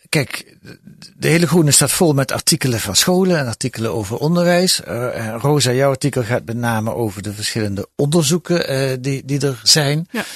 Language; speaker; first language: Dutch; native; Dutch